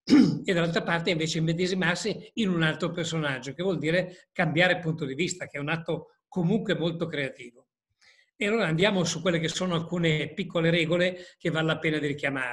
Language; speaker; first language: Italian; native; Italian